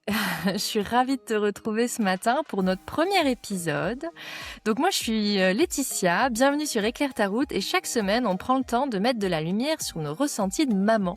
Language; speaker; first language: French; native; French